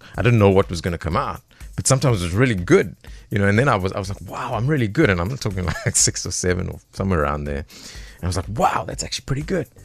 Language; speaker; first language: English; native; English